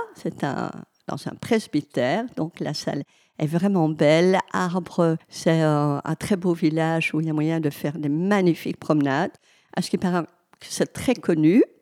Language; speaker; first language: French; native; French